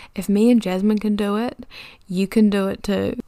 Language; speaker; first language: English; native; English